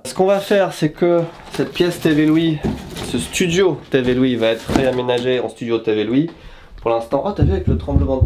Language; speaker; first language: French; native; French